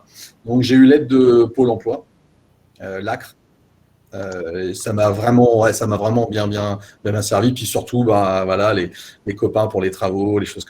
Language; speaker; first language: French; native; French